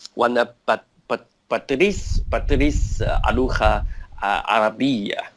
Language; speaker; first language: Arabic; non-native, learner; Cantonese